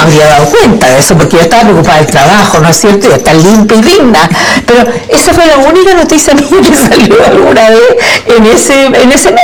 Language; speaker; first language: Spanish; native; Spanish